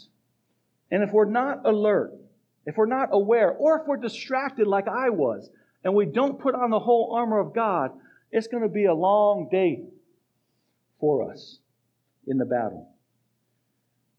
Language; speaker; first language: English; native; English